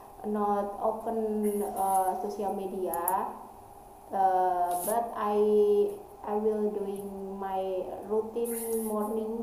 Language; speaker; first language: English; non-native, learner; Indonesian